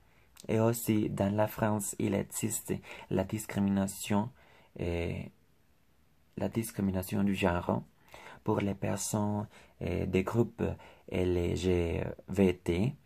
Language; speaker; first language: French; non-native, learner; Spanish